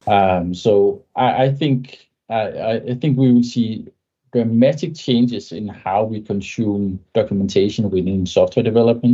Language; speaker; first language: English; non-native, fluent; Danish